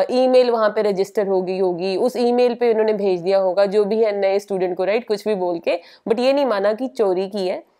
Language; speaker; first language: Hindi; native; Hindi